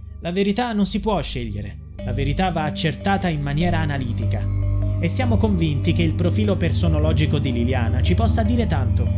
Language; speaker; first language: Italian; native; Italian